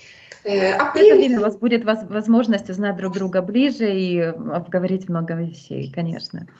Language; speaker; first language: Russian; native; Russian